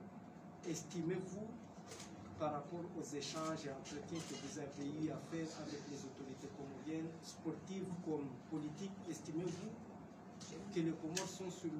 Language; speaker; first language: French; non-native, local second language; Comorian